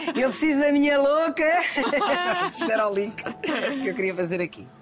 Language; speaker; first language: Portuguese; early bilingual, other home language; Spanish